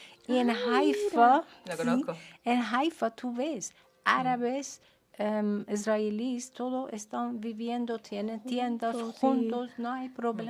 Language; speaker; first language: Spanish; non-native, fluent; Persian